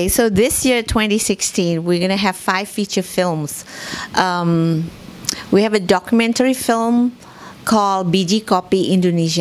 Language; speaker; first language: English; non-native, fluent; Indonesian